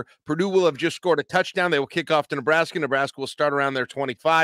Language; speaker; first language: English; native; English